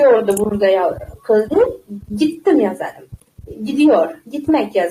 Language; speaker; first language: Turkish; non-native, fluent; Uzbek